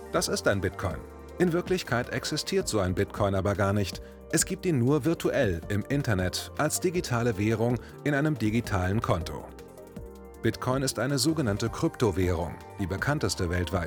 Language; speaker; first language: German; native; German